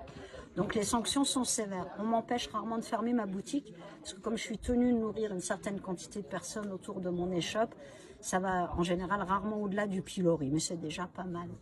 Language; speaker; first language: French; native; French